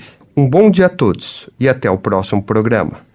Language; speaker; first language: Portuguese; native; Portuguese